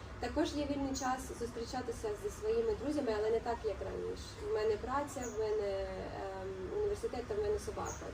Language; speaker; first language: Ukrainian; non-native, local second language; Russian